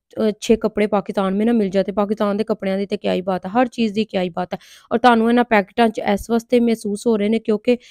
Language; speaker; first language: Urdu; non-native, local second language; Punjabi